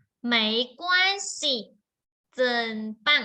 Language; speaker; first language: Chinese; non-native, fluent; Thai